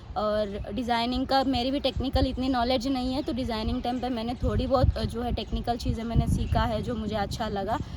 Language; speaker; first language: Hindi; non-native, local second language; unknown